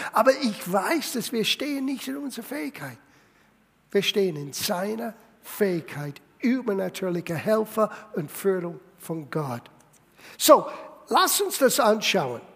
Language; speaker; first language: German; non-native, fluent; English